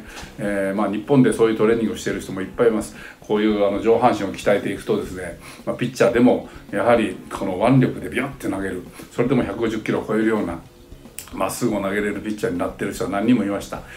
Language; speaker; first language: Japanese; native; Japanese